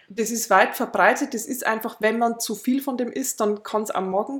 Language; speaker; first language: German; native; German